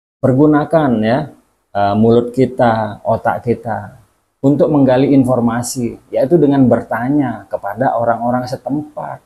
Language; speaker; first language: Indonesian; native; Indonesian